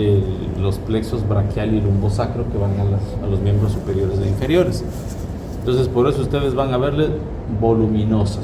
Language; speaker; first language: Spanish; native; Spanish